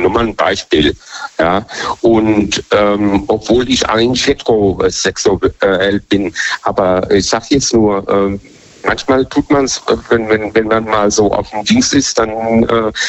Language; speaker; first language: German; native; German